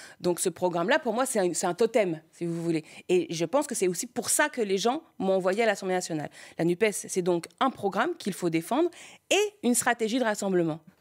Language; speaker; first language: French; early bilingual, other home language; Spanish